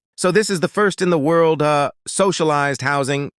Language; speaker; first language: English; non-native, local second language; Filipino